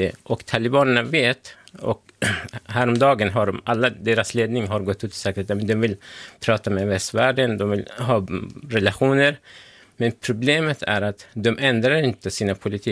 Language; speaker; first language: Swedish; non-native, fluent; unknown